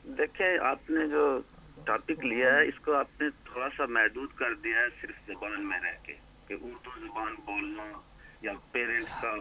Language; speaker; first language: Urdu; native; Urdu